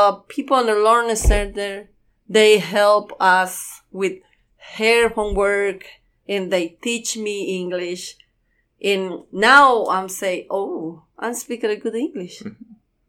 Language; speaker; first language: English; non-native, learner; Spanish